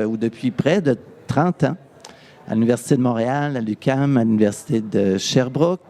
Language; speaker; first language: French; native; French